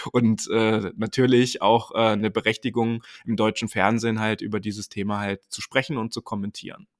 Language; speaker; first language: German; native; German